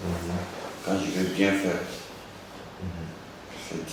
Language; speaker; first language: French; non-native, local second language; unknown